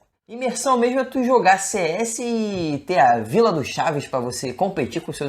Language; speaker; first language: Portuguese; native; Portuguese